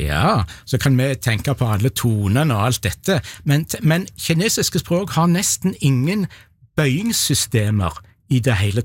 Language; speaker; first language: Norwegian; native; Norwegian